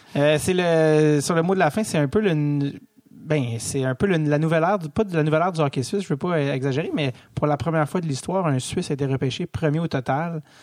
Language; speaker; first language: French; native; French